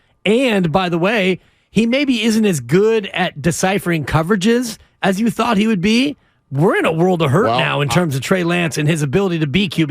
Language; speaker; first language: English; native; English